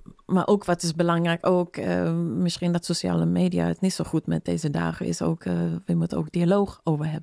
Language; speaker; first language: Dutch; non-native, fluent; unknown